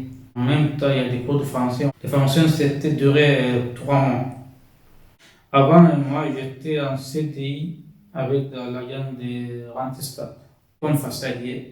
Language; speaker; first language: French; non-native, fluent; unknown